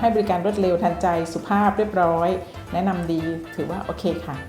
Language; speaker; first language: Thai; native; Thai